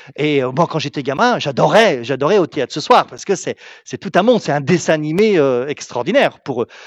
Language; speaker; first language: French; native; French